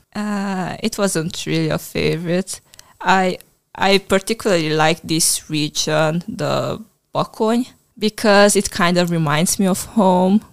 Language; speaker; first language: English; non-native, fluent; Hungarian